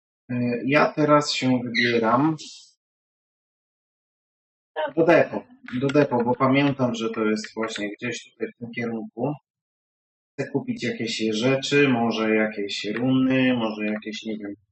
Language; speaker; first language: Polish; native; Polish